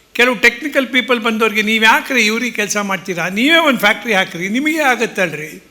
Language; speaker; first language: Kannada; early bilingual, heritage; Kannada